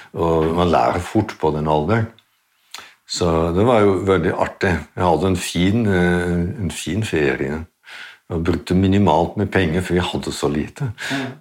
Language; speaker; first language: Norwegian; non-native, fluent; Dutch